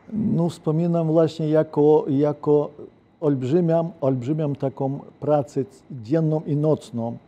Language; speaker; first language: Polish; non-native, fluent; Ukrainian